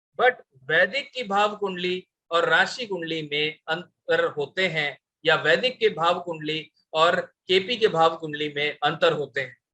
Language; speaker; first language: Hindi; non-native, local second language; Bangla